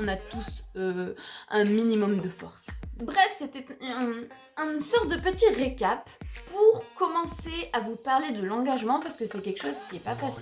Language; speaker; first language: French; native; French